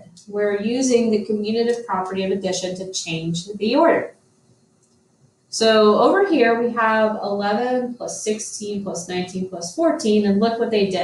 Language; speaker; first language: English; native; English